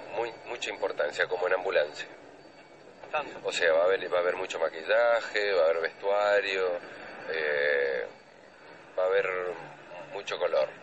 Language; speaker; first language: Spanish; native; Spanish